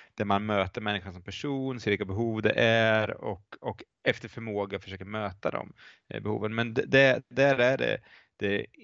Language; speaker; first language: Swedish; native; Swedish